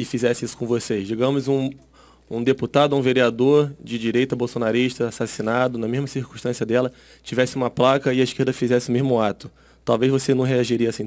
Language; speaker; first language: Portuguese; native; Portuguese